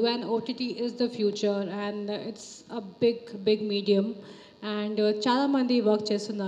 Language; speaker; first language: Telugu; non-native, local second language; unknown